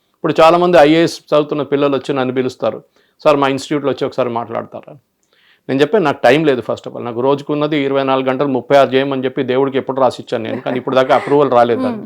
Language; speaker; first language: Telugu; non-native, local second language; Malayalam